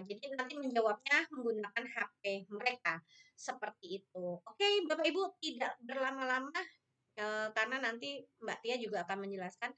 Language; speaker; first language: Indonesian; native; Indonesian